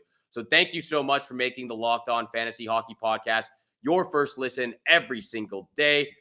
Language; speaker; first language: English; native; English